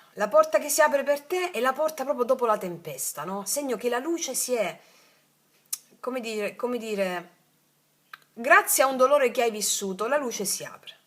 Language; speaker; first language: Italian; native; Italian